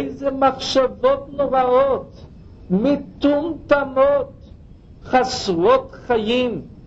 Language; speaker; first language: Hebrew; non-native, fluent; English